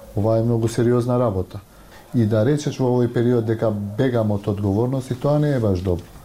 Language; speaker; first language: Macedonian; non-native, local second language; Albanian